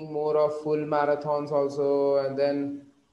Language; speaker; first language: English; non-native, local second language; Marathi